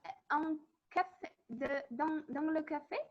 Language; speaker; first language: French; non-native, learner; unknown